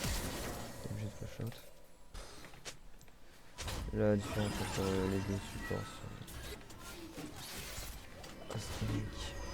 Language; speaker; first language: French; native; French